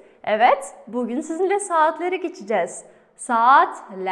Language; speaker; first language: Turkish; non-native, fluent; Kazakh